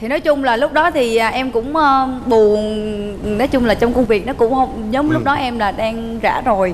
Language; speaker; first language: Vietnamese; native; Vietnamese